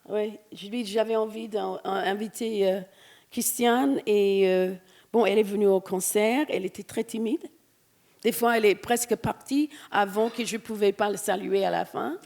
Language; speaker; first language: French; non-native, fluent; English